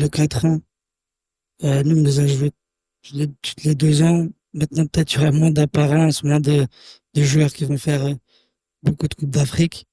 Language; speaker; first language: French; native; French